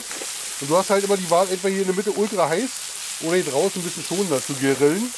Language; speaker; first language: German; native; German